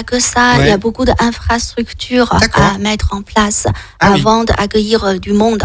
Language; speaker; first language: French; non-native, fluent; Chinese